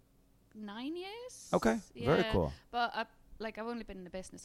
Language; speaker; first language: English; non-native, fluent; Icelandic